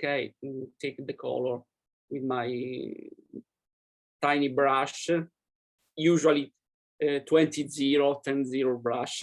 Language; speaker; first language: English; non-native, learner; Italian